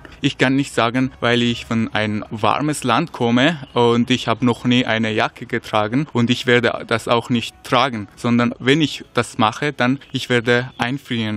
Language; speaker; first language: German; non-native, learner; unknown